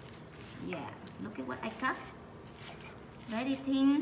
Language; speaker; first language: English; non-native, learner; Vietnamese